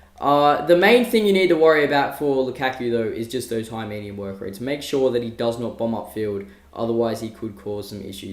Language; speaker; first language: English; native; English